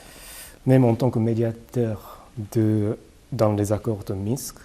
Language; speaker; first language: French; non-native, fluent; Japanese